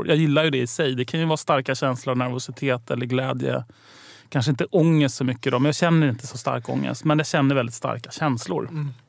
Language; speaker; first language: Swedish; native; Swedish